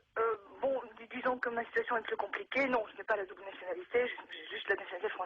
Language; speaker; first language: French; non-native, fluent; Russian